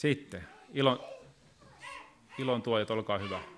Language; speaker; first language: Finnish; native; Finnish